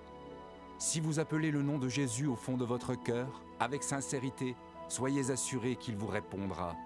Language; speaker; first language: French; native; French